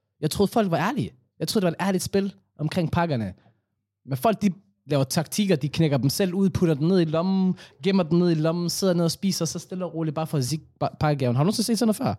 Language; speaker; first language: Danish; early bilingual, other home language; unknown